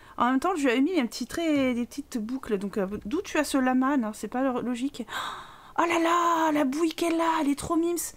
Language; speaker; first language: French; native; French